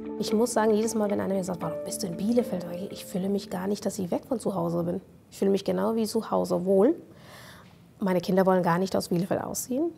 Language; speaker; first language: German; non-native, fluent; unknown